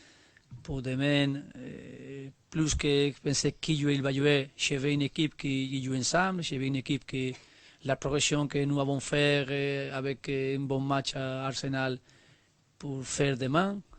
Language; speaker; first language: French; non-native, learner; Spanish